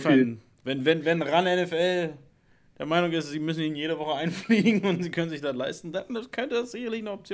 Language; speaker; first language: German; native; German